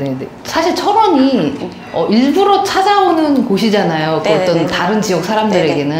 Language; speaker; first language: Korean; native; Korean